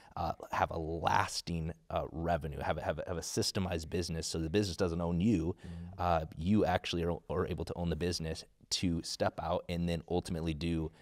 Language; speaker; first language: English; native; English